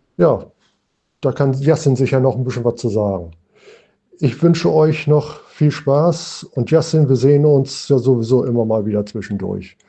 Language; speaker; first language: German; native; German